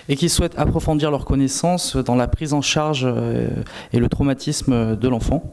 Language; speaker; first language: French; native; French